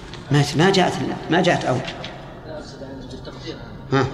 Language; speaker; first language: Arabic; native; Arabic